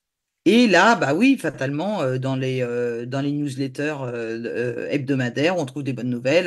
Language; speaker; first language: French; native; French